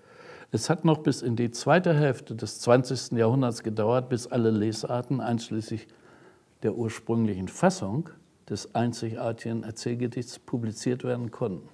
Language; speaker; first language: German; native; German